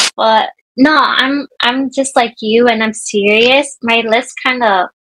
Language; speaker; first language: English; native; English